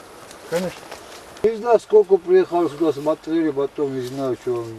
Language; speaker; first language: Russian; non-native, learner; Georgian